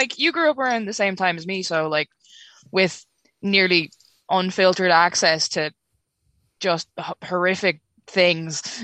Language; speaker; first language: English; native; English